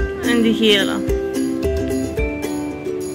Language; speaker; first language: Dutch; early bilingual, other home language; Urdu